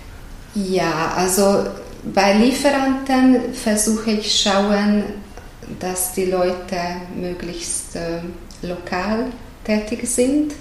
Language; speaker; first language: German; non-native, fluent; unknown